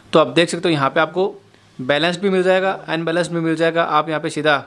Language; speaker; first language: Hindi; native; Hindi